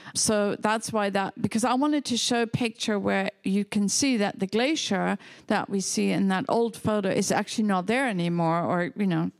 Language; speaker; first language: English; non-native, fluent; German